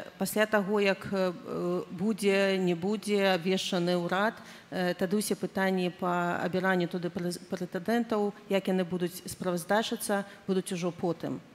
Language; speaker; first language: Belarusian; non-native, local second language; Russian